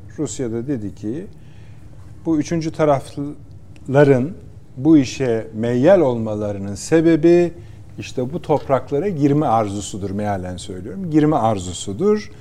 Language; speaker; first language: Turkish; native; Turkish